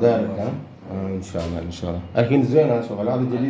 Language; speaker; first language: Arabic; non-native, learner; Malayalam